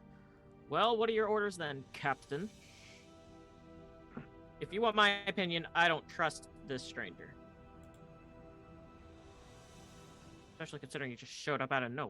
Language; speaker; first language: English; native; English